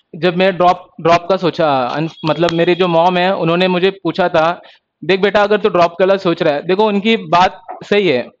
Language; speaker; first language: Hindi; non-native, local second language; Marathi